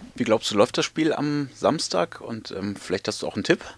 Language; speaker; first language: German; native; German